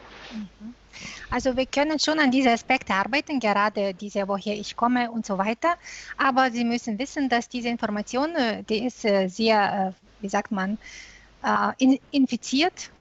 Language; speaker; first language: German; non-native, fluent; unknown